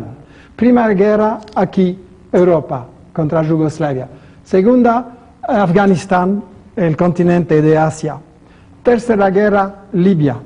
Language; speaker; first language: Spanish; non-native, fluent; French